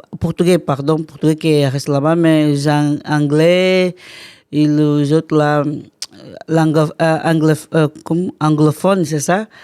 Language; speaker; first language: French; non-native, learner; Portuguese